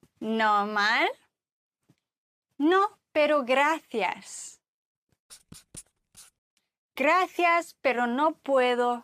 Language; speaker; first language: Spanish; non-native, fluent; German